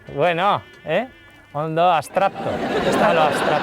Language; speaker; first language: Basque; non-native, local second language; Spanish